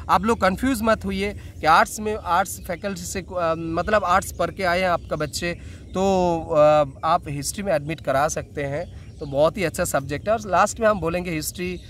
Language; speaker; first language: Hindi; non-native, local second language; Bangla